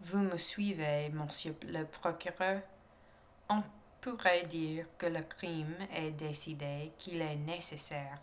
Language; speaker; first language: French; non-native, learner; English